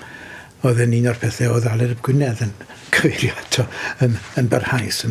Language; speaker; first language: Welsh; native; Welsh